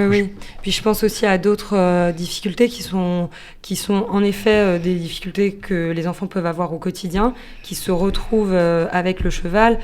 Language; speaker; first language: French; native; French